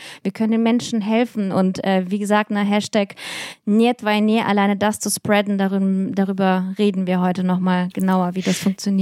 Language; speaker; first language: German; early bilingual, other home language; Russian